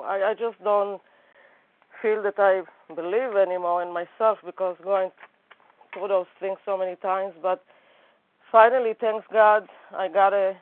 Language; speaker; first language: English; non-native, fluent; Hebrew